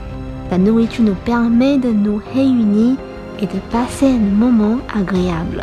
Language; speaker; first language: French; non-native, fluent; Chinese